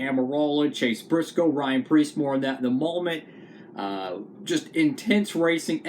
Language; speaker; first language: English; native; English